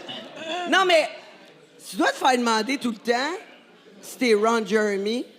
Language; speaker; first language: French; native; French